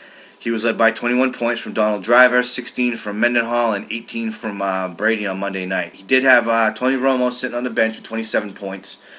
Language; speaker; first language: English; native; English